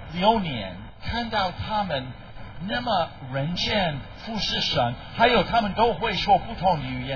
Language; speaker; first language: Chinese; non-native, fluent; English